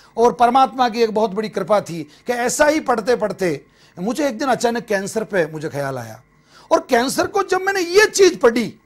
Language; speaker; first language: Hindi; native; Hindi